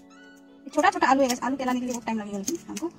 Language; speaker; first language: Hindi; non-native, local second language; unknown